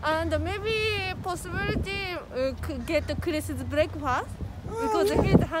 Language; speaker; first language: English; non-native, learner; Japanese